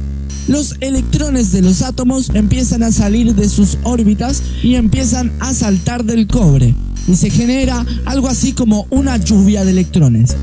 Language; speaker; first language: Spanish; native; Spanish